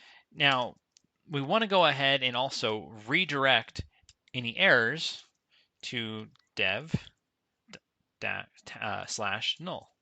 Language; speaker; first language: English; native; English